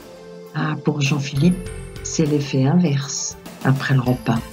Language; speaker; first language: French; native; French